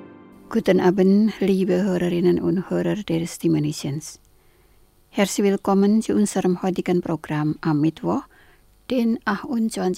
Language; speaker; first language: German; non-native, fluent; Indonesian